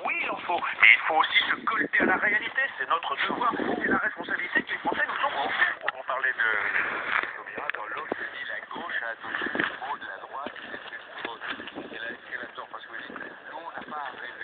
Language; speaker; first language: French; native; French